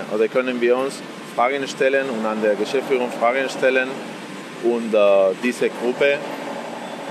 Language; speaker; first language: German; non-native, fluent; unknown